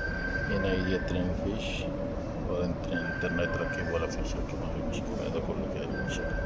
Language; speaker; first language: Arabic; non-native, learner; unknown